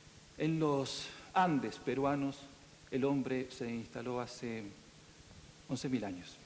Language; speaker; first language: Spanish; native; Spanish